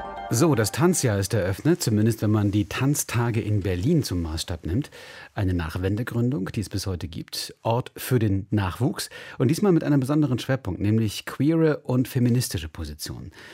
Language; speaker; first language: German; native; German